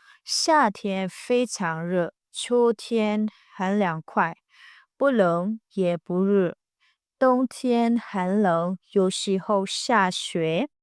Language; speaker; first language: Chinese; non-native, fluent; Burmese